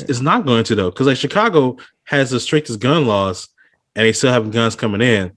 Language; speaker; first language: English; native; English